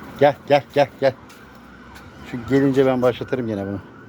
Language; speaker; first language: Turkish; native; Turkish